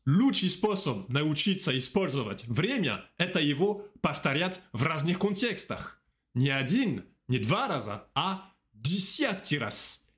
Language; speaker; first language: Russian; non-native, fluent; French